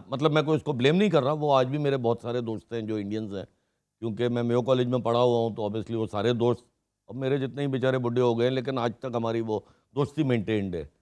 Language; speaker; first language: Urdu; non-native, local second language; Sindhi